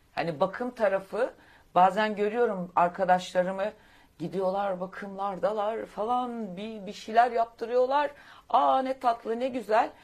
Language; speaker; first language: Turkish; native; Turkish